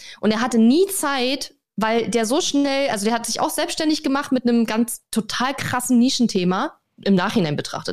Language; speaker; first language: German; native; German